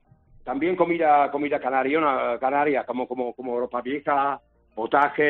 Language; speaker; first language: Spanish; non-native, learner; Czech